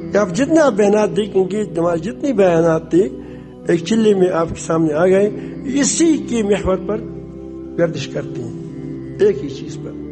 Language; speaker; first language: Urdu; non-native, local second language; Pashto